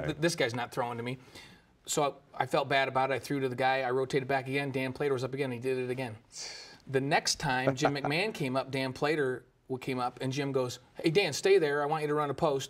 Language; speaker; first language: English; native; English